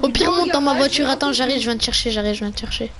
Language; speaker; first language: French; native; French